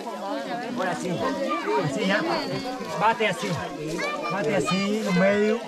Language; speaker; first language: Portuguese; non-native, learner; Vietnamese